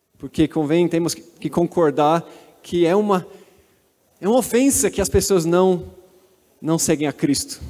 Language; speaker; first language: Portuguese; non-native, fluent; English